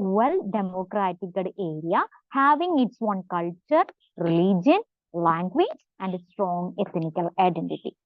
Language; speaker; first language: English; non-native, local second language; Malayalam